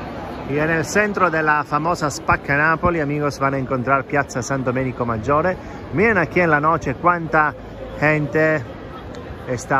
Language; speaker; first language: Spanish; non-native, fluent; Italian